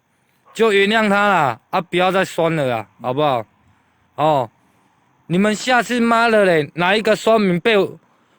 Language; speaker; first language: Chinese; native; Chinese